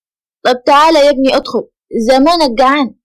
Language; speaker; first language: Arabic; native; Arabic